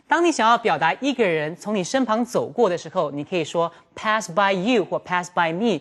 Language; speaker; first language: Chinese; native; Chinese